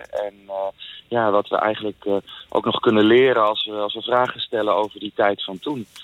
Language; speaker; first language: Dutch; native; Dutch